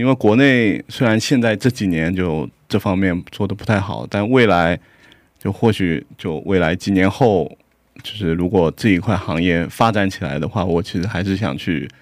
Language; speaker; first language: Chinese; non-native, fluent; Korean